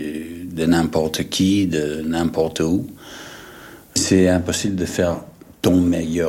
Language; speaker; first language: French; non-native, fluent; English